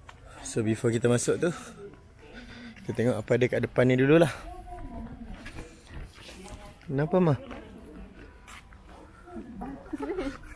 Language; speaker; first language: Malay; native; Malay